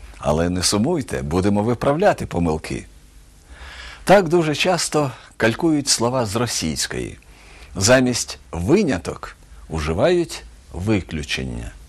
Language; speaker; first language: Ukrainian; native; Ukrainian